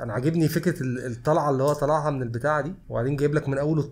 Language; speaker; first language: Arabic; native; Arabic